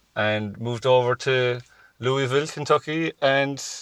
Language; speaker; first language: English; native; English